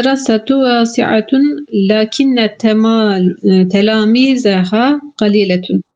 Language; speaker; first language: Arabic; non-native, learner; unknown